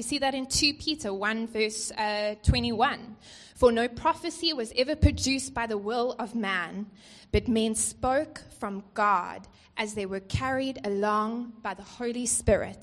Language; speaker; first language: English; native; English